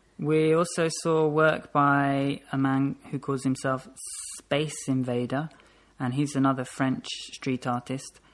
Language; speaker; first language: English; native; English